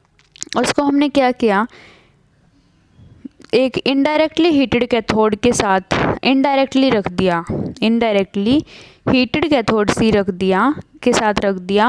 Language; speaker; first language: Hindi; native; Hindi